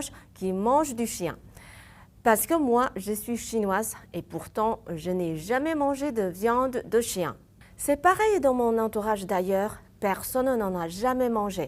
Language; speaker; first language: French; non-native, fluent; Chinese